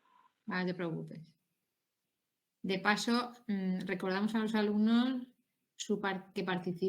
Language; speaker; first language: Spanish; native; Spanish